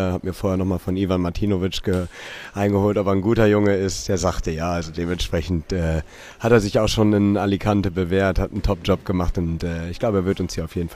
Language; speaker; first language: German; native; German